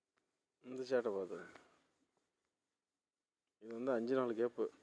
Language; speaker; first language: Tamil; native; Tamil